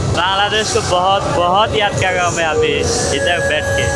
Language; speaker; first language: Hindi; non-native, fluent; Bangla